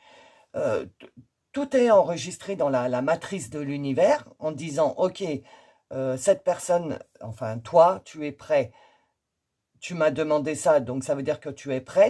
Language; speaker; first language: French; native; French